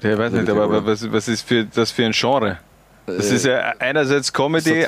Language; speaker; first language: German; native; German